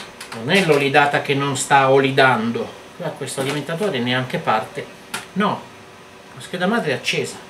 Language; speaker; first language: Italian; native; Italian